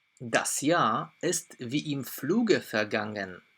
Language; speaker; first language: German; non-native, fluent; Polish